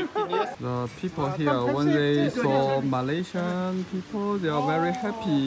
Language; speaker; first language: English; non-native, learner; Chinese